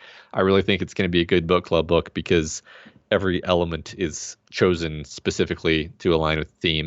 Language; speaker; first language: English; native; English